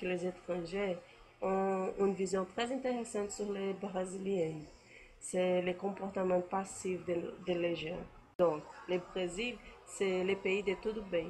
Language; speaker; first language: French; non-native, learner; Portuguese